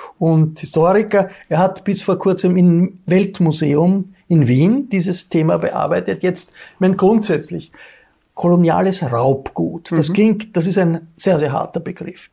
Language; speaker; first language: German; native; German